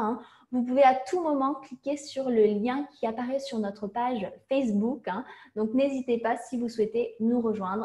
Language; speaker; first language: French; native; French